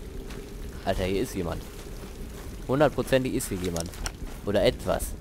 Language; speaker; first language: German; native; German